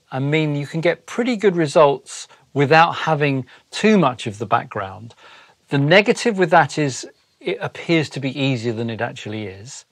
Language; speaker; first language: English; native; English